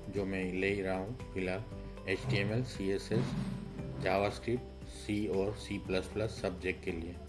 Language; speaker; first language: Hindi; non-native, local second language; Gujarati